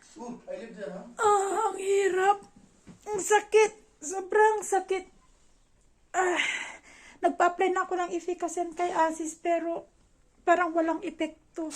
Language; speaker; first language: Filipino; native; Filipino